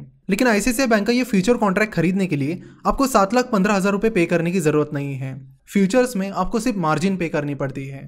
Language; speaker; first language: Hindi; non-native, local second language; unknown